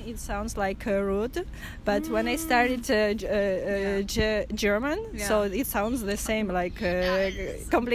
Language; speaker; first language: English; non-native, fluent; Russian